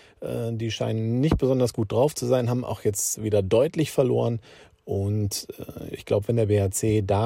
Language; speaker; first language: German; native; German